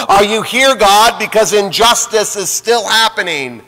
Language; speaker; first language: English; native; English